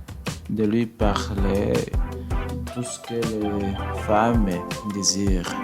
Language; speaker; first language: French; non-native, learner; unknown